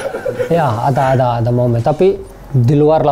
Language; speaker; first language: Indonesian; non-native, learner; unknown